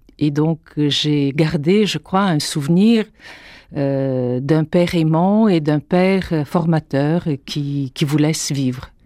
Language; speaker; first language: French; non-native, fluent; Bulgarian